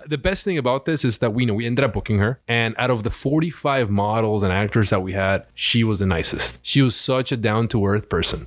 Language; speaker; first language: English; early bilingual, other home language; Spanish